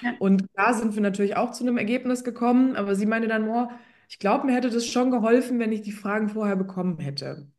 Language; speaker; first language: German; early bilingual, other home language; Polish